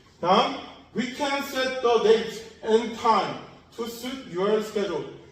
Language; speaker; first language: English; non-native, fluent; Korean